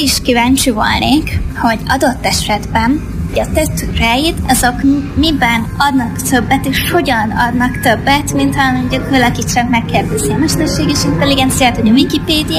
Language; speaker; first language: Hungarian; native; Hungarian